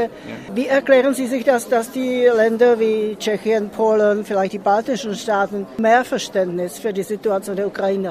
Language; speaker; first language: German; non-native, fluent; Czech